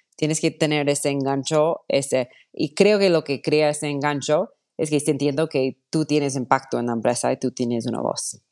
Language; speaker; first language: Spanish; non-native, fluent; English